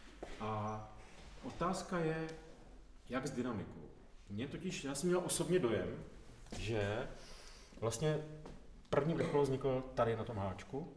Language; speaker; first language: Czech; native; Czech